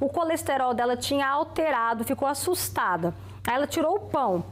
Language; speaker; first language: Portuguese; native; Portuguese